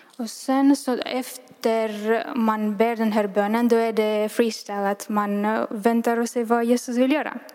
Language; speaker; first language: Swedish; non-native, fluent; Romanian